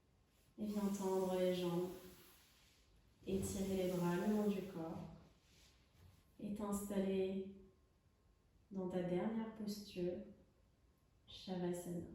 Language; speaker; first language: French; native; French